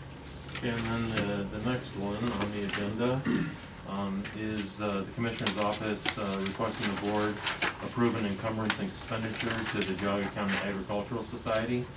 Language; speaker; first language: English; native; English